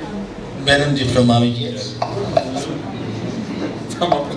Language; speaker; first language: Turkish; native; Turkish